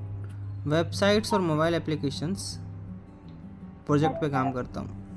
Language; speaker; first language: Hindi; native; Hindi